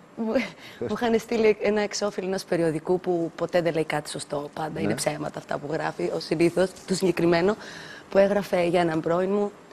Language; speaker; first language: Greek; early bilingual, other home language; Albanian